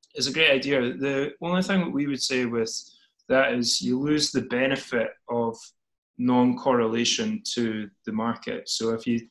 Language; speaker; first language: English; native; English